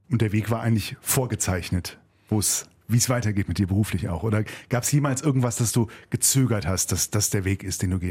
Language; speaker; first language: German; native; German